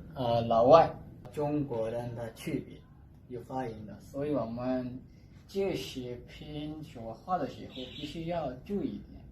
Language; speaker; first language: Chinese; non-native, fluent; Urdu